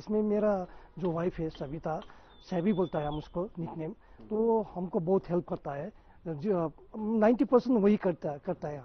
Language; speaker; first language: Hindi; non-native, local second language; Nepali